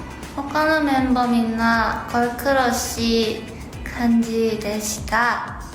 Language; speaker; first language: Japanese; non-native, learner; Korean